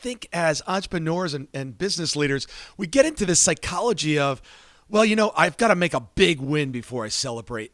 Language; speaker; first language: English; native; English